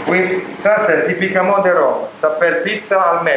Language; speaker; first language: French; non-native, learner; Italian